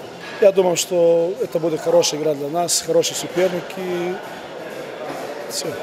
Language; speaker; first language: Russian; non-native, learner; Croatian